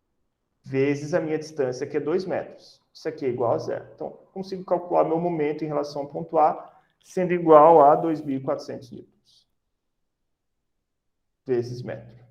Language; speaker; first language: Portuguese; native; Portuguese